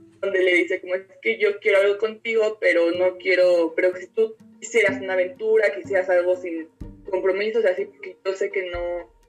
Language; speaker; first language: Spanish; native; Spanish